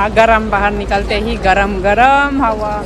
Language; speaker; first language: Hindi; non-native, local second language; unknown